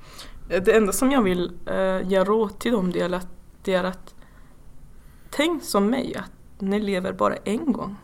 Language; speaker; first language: Swedish; non-native, fluent; Persian